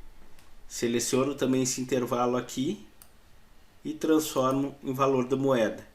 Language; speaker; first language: Portuguese; native; Portuguese